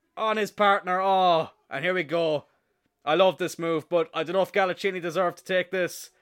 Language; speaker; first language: English; native; English